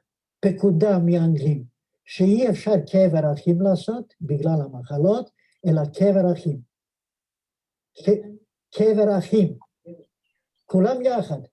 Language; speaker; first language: Hebrew; non-native, fluent; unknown